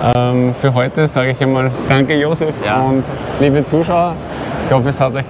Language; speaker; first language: German; native; German